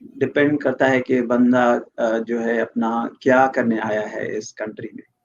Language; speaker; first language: Urdu; non-native, local second language; Sindhi